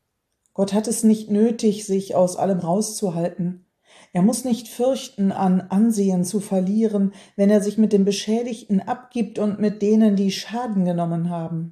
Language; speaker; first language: German; native; German